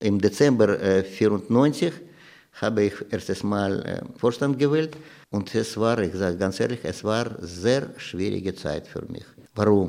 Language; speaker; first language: German; non-native, learner; Russian